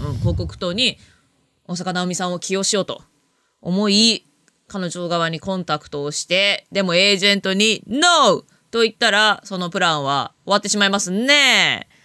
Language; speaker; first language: Japanese; native; Japanese